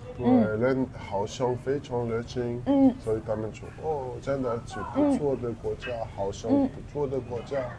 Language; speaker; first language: Chinese; non-native, learner; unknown